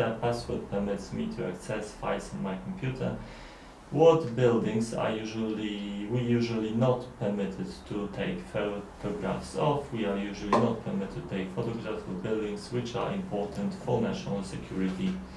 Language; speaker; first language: English; non-native, learner; Polish